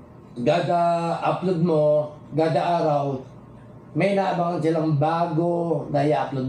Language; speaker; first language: Filipino; native; Filipino